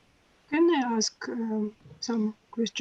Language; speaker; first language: English; non-native, learner; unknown